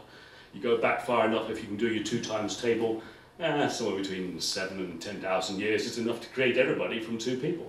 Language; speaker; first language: English; native; English